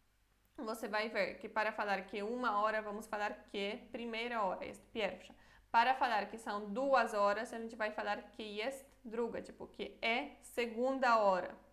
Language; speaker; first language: Portuguese; non-native, fluent; Polish